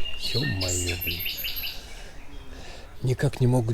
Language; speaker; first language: Russian; native; Russian